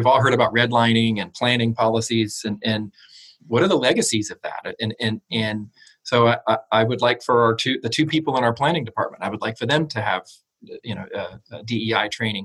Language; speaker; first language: English; native; English